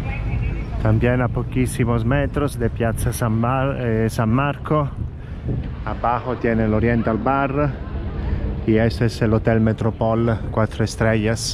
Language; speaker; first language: Spanish; non-native, fluent; Italian